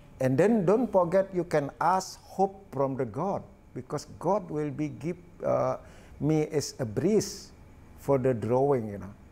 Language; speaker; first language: English; non-native, learner; Balinese